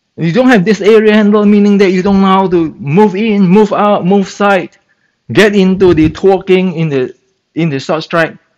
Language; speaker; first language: English; non-native, fluent; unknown